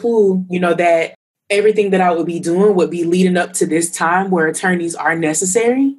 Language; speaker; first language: English; native; English